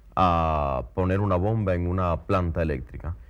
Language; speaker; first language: Spanish; native; Spanish